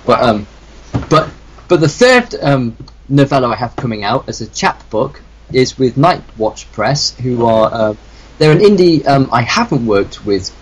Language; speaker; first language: English; native; English